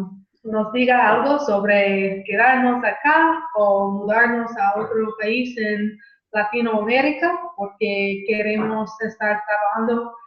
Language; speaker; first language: Spanish; non-native, fluent; English